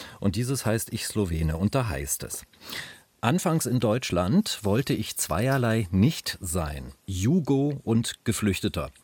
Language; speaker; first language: German; native; German